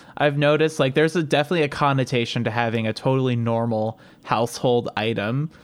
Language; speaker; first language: English; native; English